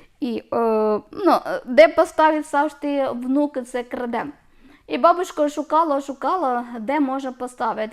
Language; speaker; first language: Ukrainian; non-native, learner; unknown